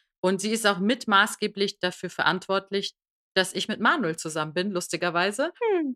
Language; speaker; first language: German; early bilingual, other home language; Persian